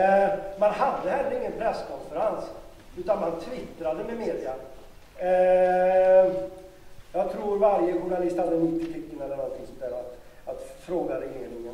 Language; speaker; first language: Swedish; native; Swedish